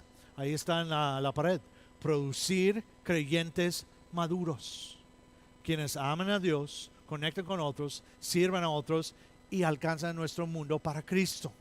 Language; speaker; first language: Spanish; non-native, fluent; English